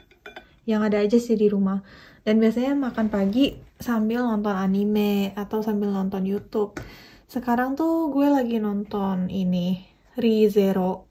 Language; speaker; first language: Indonesian; native; Indonesian